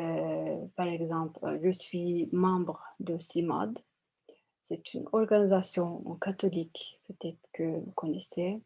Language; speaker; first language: French; non-native, learner; Turkish